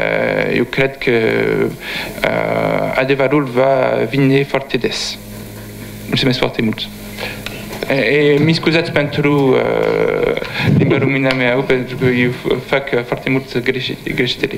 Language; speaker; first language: Romanian; non-native, learner; French